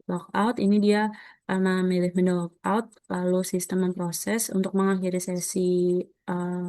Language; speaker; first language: Indonesian; native; Indonesian